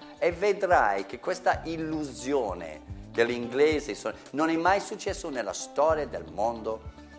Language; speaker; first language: Italian; non-native, fluent; English